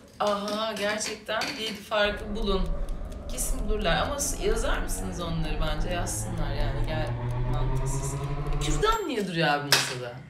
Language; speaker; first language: Turkish; native; Turkish